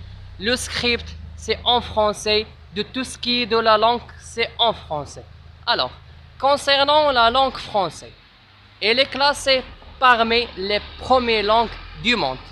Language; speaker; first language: French; non-native, local second language; Arabic